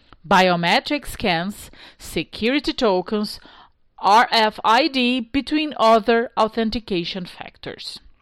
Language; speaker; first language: English; non-native, fluent; Portuguese